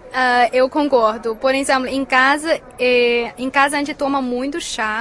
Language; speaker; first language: Portuguese; non-native, fluent; Chinese